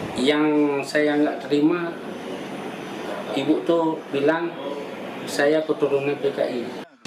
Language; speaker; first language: Indonesian; non-native, local second language; Achinese